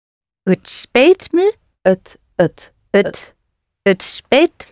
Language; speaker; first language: Dutch; non-native, learner; English